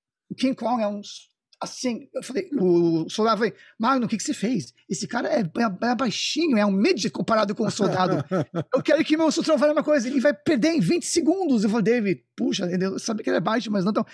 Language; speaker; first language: Portuguese; non-native, fluent; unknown